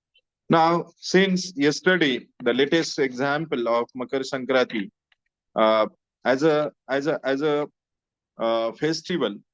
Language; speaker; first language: English; non-native, local second language; Marathi